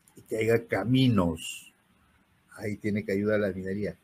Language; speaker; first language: Spanish; native; Spanish